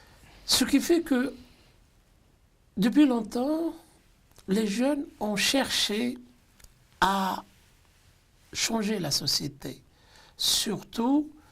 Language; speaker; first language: French; non-native, local second language; Arabic